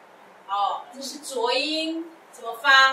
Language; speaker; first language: Chinese; non-native, local second language; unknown